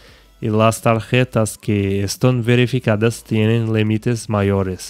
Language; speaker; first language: Spanish; non-native, fluent; Portuguese